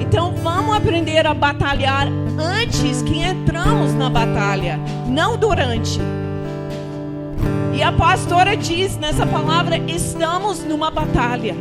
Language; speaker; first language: Portuguese; non-native, fluent; English